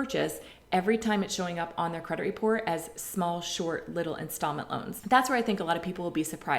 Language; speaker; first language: English; native; English